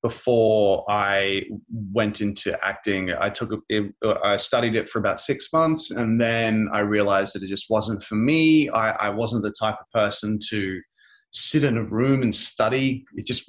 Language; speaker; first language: English; native; English